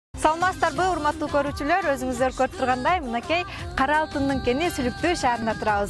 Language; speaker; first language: Kyrgyz; native; Kyrgyz